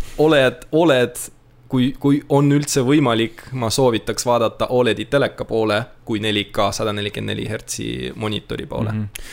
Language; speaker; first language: Estonian; non-native, local second language; Russian